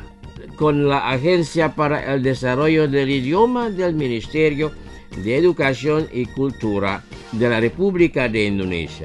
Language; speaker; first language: Spanish; non-native, fluent; Indonesian